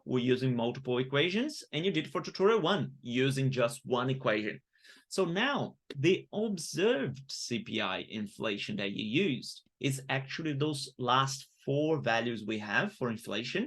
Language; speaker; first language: English; non-native, fluent; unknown